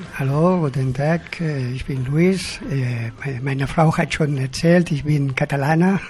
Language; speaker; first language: German; non-native, learner; Catalan